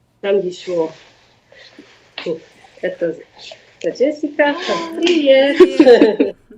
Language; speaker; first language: Russian; non-native, fluent; German